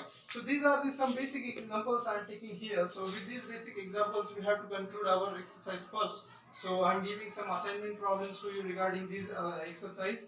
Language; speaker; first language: English; non-native, local second language; Marathi